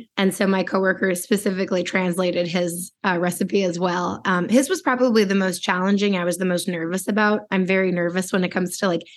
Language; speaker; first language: English; native; English